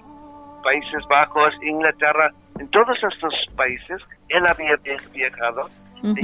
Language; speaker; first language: Spanish; non-native, fluent; English